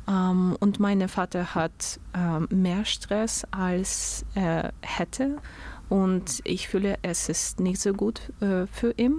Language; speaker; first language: German; non-native, learner; Russian